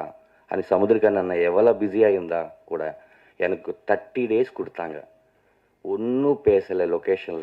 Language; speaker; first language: Tamil; non-native, learner; Telugu